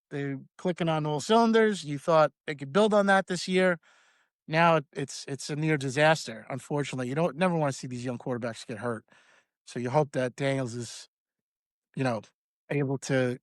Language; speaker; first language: English; native; English